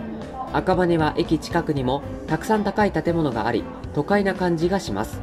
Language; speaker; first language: Japanese; native; Japanese